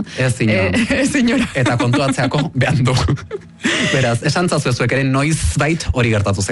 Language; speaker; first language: Basque; native; Basque